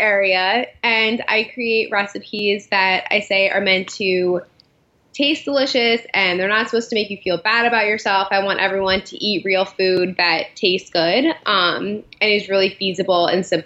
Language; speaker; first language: English; native; English